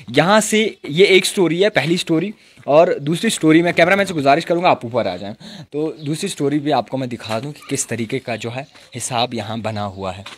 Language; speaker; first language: Urdu; non-native, local second language; Kashmiri